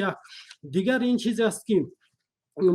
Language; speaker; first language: Persian; non-native, local second language; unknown